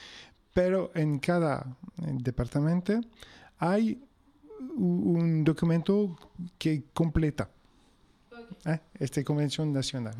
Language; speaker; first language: Spanish; non-native, fluent; French